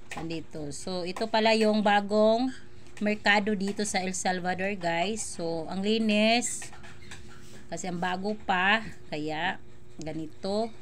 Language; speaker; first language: Filipino; non-native, local second language; Cebuano